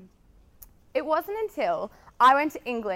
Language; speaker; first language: English; native; English